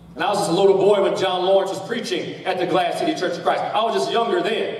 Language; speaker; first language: English; native; English